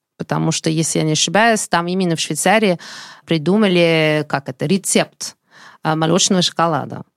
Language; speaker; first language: Russian; non-native, fluent; French